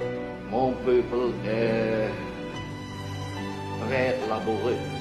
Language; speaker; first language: French; non-native, fluent; Javanese